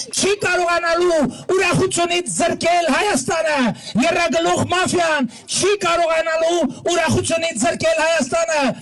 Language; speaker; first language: Armenian; native; Armenian